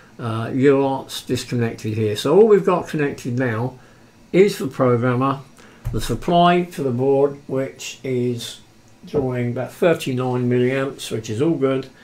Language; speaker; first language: English; native; English